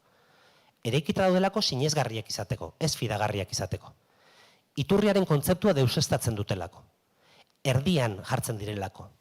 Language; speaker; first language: Basque; native; Basque